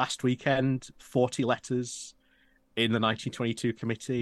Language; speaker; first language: English; native; English